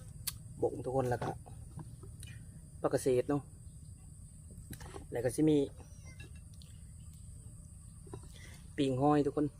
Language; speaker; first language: Thai; non-native, local second language; Northeastern Thai